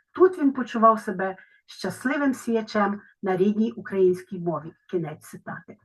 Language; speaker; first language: Ukrainian; native; Ukrainian